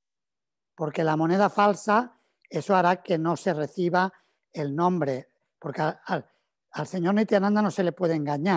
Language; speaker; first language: Spanish; native; Spanish